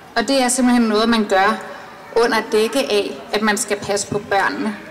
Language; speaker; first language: Danish; native; Danish